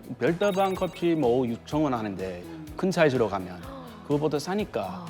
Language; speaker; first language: Korean; non-native, fluent; English